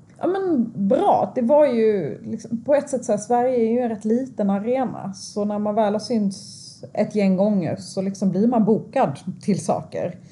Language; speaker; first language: Swedish; early bilingual, other home language; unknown